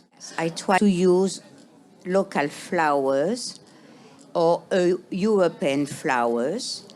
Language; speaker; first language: English; non-native, fluent; French